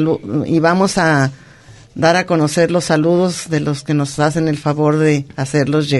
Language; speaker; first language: Spanish; native; Spanish